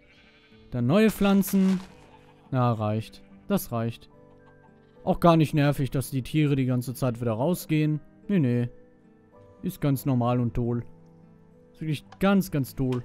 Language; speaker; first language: German; native; German